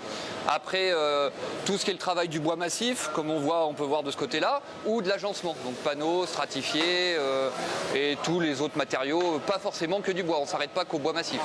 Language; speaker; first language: French; native; French